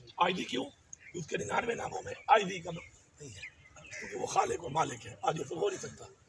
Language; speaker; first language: Urdu; non-native, local second language; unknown